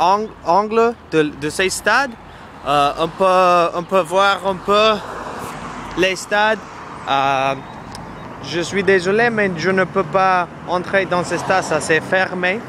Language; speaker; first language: French; non-native, learner; English